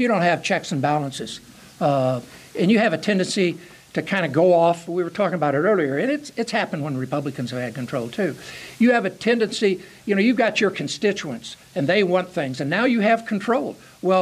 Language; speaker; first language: English; native; English